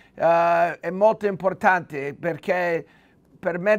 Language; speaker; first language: Spanish; non-native, learner; English